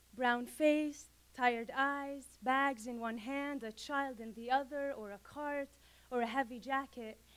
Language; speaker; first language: English; non-native, fluent; Arabic